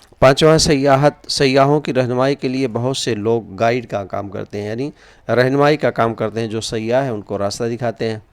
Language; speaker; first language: Urdu; native; Urdu